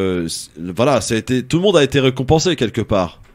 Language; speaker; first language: French; native; French